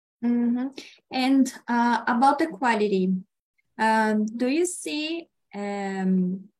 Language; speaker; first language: English; non-native, learner; Portuguese